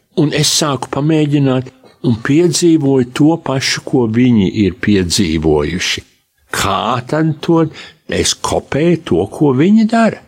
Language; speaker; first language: Latvian; early bilingual, heritage; Latvian